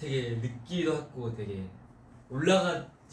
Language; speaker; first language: Korean; early bilingual, heritage; Korean